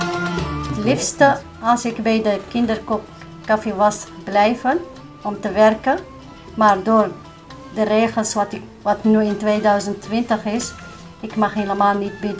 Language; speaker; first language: Dutch; non-native, learner; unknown